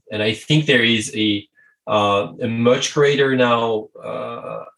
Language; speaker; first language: English; non-native, fluent; French